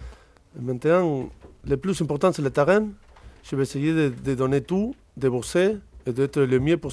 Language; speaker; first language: French; non-native, fluent; Spanish